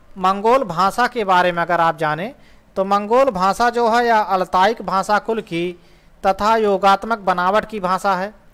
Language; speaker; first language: Hindi; native; Hindi